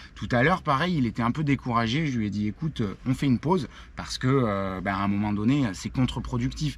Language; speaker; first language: French; native; French